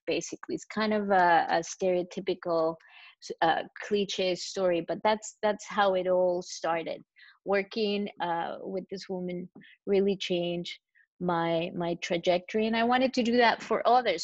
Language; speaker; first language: English; non-native, fluent; Spanish